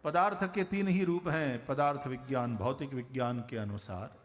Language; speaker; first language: Hindi; non-native, local second language; Gujarati